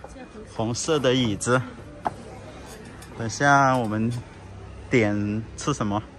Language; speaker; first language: Chinese; non-native, fluent; Vietnamese